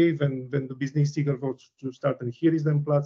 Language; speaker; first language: German; non-native, learner; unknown